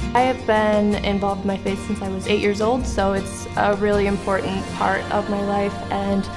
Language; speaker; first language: English; native; English